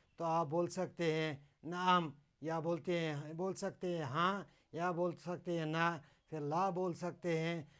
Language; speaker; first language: Urdu; non-native, local second language; Kashmiri